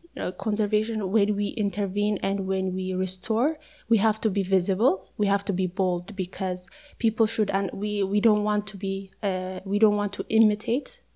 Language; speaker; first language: English; non-native, fluent; Amharic